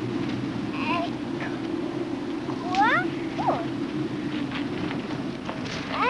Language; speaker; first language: Italian; native; Italian